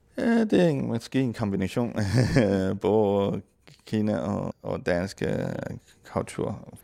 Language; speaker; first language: Danish; non-native, fluent; Chinese